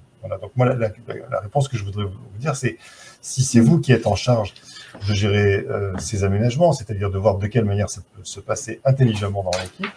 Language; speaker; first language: French; native; French